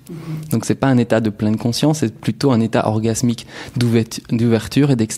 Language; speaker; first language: French; native; French